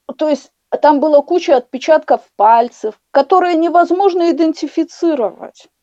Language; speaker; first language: Russian; native; Russian